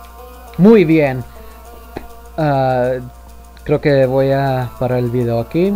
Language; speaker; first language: Spanish; early bilingual, heritage; Spanish